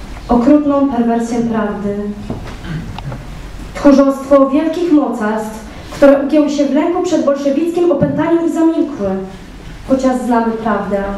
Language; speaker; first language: Polish; native; Polish